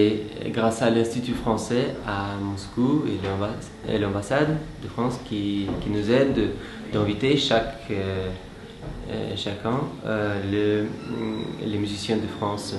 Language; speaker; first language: French; non-native, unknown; Russian